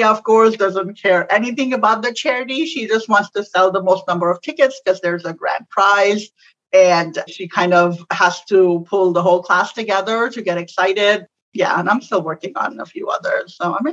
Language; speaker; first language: English; non-native, local second language; Urdu